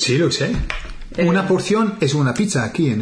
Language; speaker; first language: Spanish; non-native, fluent; English